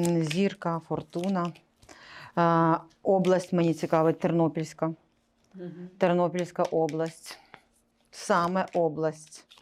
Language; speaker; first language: Ukrainian; non-native, local second language; Russian